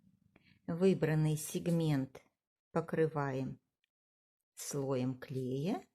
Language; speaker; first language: Russian; native; Russian